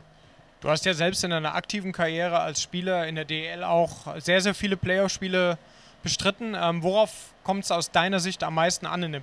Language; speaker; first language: German; native; German